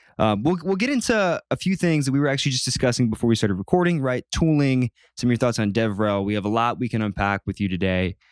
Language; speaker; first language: English; native; English